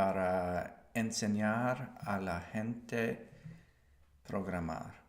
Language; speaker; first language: Spanish; non-native, learner; English